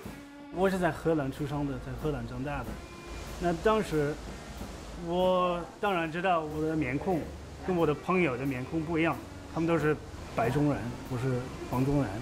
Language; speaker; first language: Chinese; non-native, fluent; Dutch